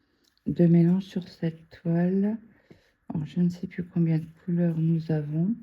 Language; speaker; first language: French; native; French